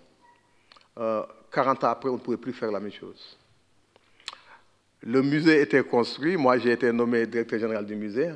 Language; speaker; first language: French; non-native, local second language; Wolof